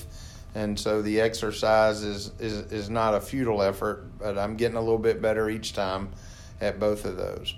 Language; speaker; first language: English; native; English